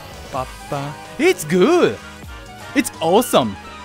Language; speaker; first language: English; non-native, learner; Japanese